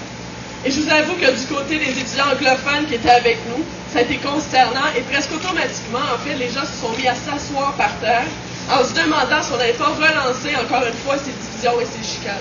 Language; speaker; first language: French; native; French